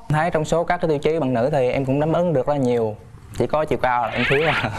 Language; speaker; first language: Vietnamese; native; Vietnamese